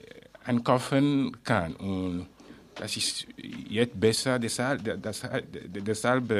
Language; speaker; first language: German; non-native, learner; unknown